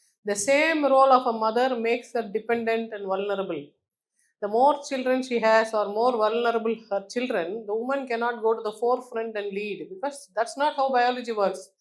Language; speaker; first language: English; non-native, local second language; Tamil